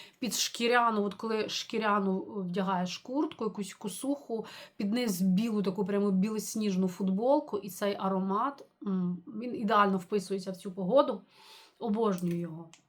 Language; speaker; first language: Ukrainian; non-native, local second language; Russian